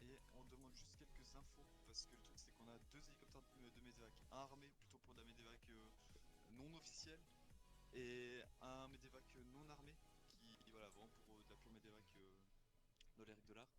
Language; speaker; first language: French; native; French